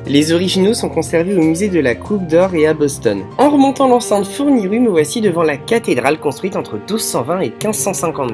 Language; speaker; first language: French; native; French